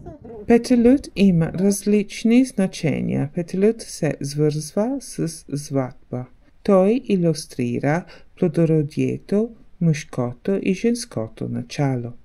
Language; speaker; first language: Bulgarian; non-native, learner; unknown